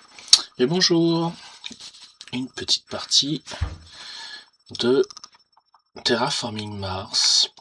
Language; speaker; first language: French; native; French